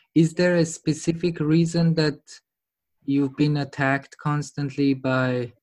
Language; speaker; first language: English; non-native, fluent; Persian